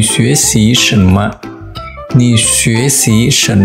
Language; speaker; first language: Chinese; non-native, fluent; Indonesian